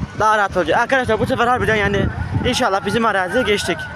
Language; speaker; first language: Turkish; native; Turkish